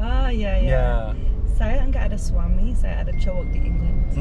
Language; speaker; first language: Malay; non-native, learner; English